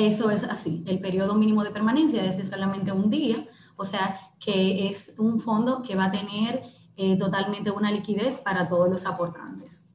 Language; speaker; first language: Spanish; native; Spanish